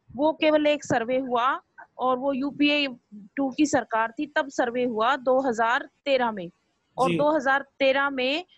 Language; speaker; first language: Hindi; native; Hindi